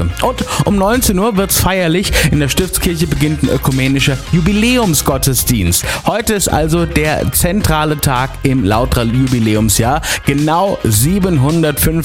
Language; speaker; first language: German; native; German